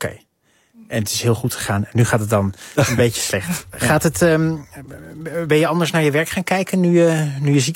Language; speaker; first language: Dutch; native; Dutch